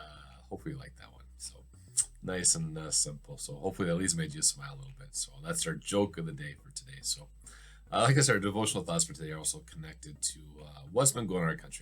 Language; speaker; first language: English; native; English